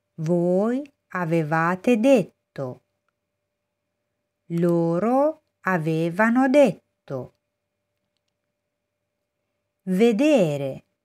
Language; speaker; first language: Italian; non-native, fluent; Persian